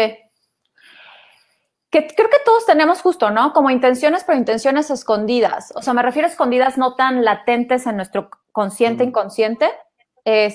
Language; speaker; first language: Spanish; native; Spanish